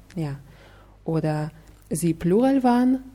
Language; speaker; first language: German; non-native, fluent; Russian